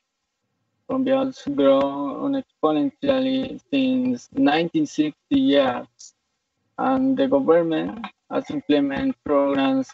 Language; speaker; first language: English; non-native, learner; Spanish